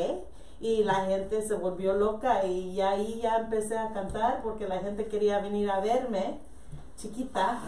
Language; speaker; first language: Spanish; early bilingual, heritage; Spanish